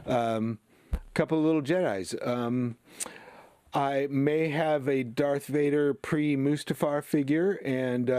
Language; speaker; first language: English; native; English